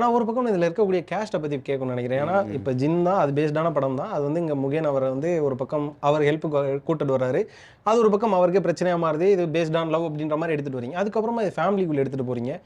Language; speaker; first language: Tamil; native; Tamil